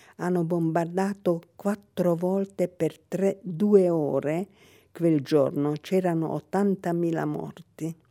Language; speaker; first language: Italian; non-native, fluent; Hungarian